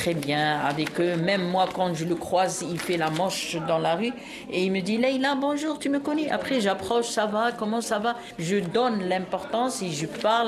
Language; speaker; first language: French; non-native, local second language; Arabic